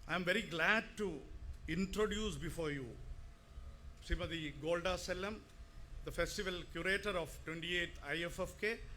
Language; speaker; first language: English; non-native, local second language; Malayalam